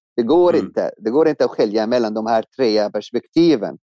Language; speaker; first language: Swedish; non-native, fluent; Arabic